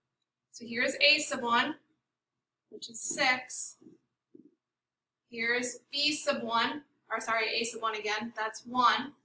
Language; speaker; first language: English; native; English